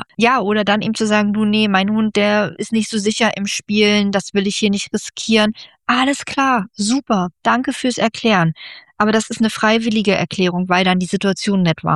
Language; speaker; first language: German; native; German